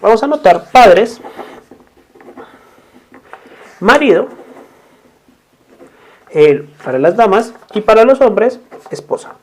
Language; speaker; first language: Spanish; native; Spanish